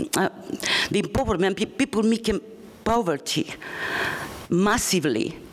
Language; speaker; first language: English; non-native, fluent; Spanish